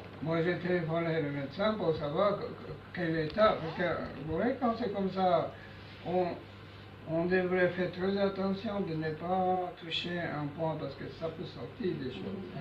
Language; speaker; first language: French; non-native, learner; Japanese